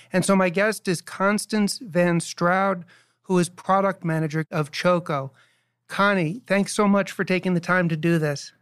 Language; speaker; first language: English; native; English